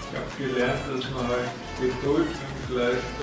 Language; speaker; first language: German; native; German